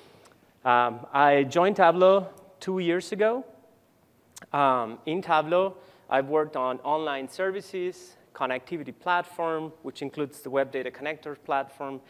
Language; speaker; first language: English; non-native, fluent; Spanish